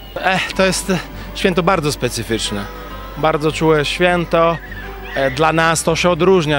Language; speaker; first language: Polish; non-native, fluent; Italian